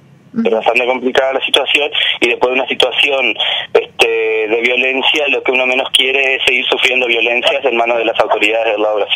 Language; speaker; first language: Spanish; native; Spanish